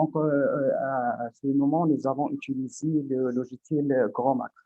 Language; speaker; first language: French; non-native, local second language; Arabic